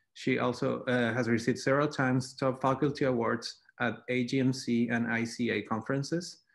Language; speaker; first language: English; non-native, fluent; Spanish